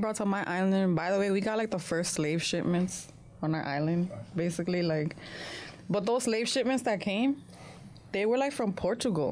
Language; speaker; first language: English; non-native, fluent; Spanish